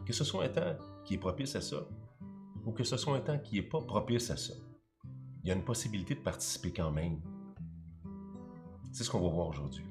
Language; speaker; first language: French; native; French